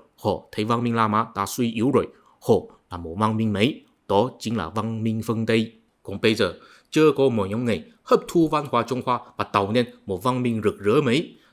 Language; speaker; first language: Vietnamese; non-native, fluent; Chinese